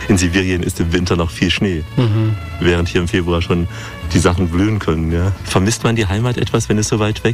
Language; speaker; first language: German; native; German